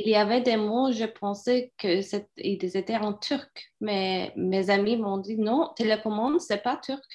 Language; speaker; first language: French; non-native, fluent; Turkish